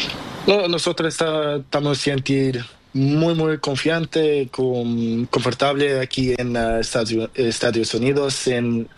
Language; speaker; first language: Spanish; non-native, learner; Portuguese